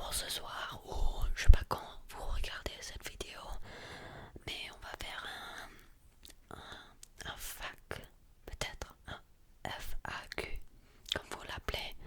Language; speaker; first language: French; early bilingual, heritage; French